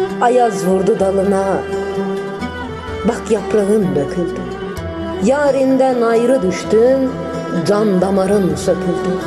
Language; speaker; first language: Turkish; native; Turkish